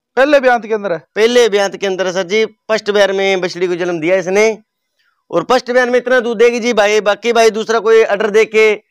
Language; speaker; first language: Hindi; native; Hindi